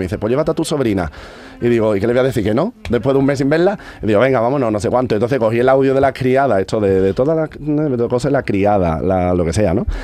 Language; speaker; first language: Spanish; native; Spanish